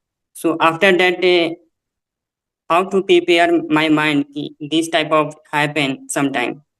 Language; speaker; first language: English; non-native, learner; Hindi